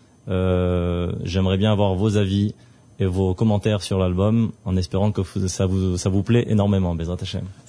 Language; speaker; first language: French; native; French